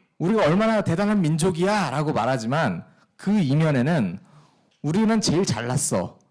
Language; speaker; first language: Korean; early bilingual, heritage; Korean